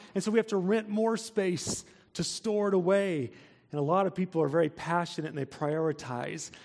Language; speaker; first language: English; native; English